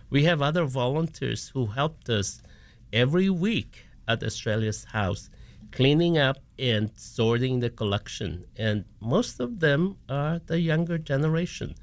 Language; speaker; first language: English; non-native, local second language; Filipino